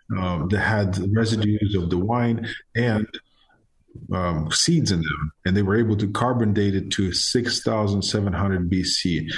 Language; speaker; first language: English; non-native, fluent; Georgian